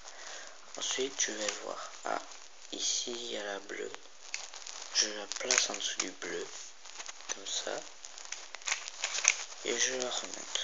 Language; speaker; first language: French; native; French